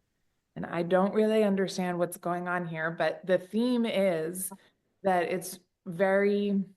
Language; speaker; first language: English; native; English